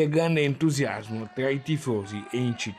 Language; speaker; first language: Italian; native; Italian